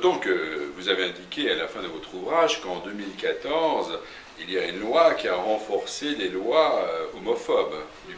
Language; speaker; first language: French; native; French